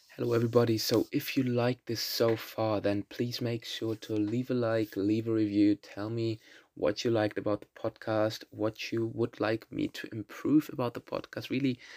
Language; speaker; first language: English; non-native, fluent; German